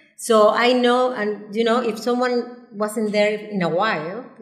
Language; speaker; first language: English; non-native, fluent; Spanish